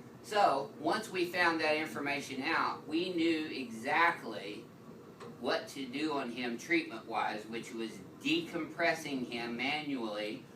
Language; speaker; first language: English; native; English